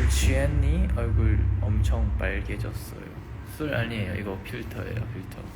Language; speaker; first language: Korean; non-native, learner; Thai